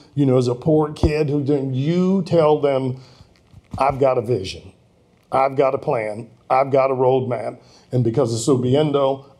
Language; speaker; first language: English; native; English